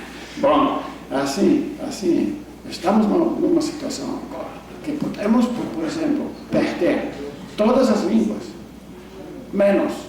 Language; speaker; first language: Portuguese; non-native, fluent; English